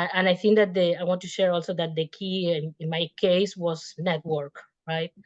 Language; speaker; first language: English; non-native, fluent; Spanish